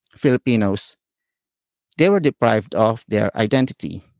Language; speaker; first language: English; non-native, local second language; Filipino